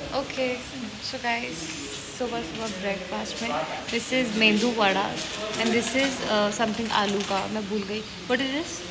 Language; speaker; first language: Hindi; native; Hindi